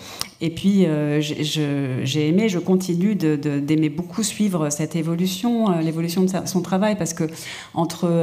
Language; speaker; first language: French; native; French